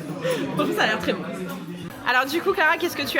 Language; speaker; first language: French; native; French